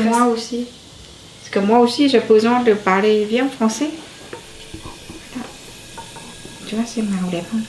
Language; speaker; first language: French; non-native, learner; Vietnamese